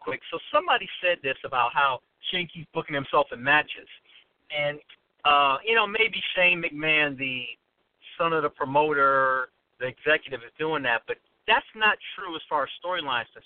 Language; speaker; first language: English; native; English